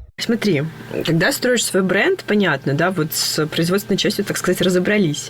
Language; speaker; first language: Russian; native; Russian